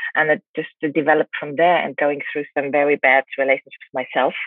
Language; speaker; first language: English; non-native, fluent; German